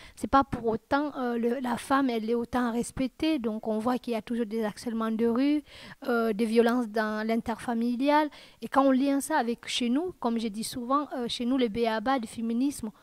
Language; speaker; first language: French; non-native, local second language; Fula